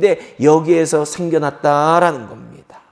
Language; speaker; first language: Korean; native; Korean